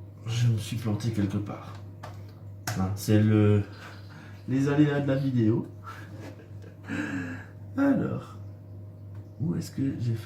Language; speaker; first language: French; native; French